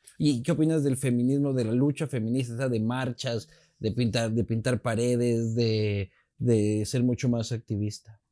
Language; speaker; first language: Spanish; native; Spanish